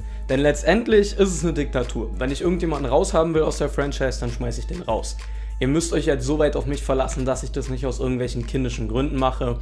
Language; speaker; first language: German; native; German